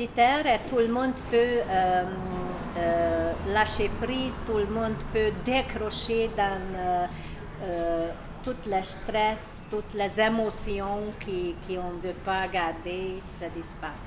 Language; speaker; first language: French; non-native, learner; Hungarian